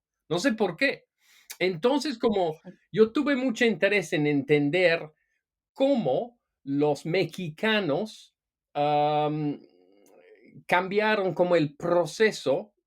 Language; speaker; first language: Spanish; non-native, fluent; English